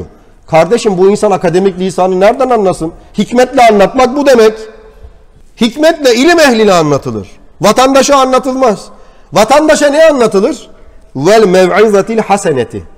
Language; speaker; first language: Turkish; native; Turkish